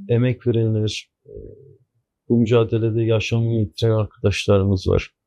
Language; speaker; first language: Turkish; non-native, local second language; Kurdish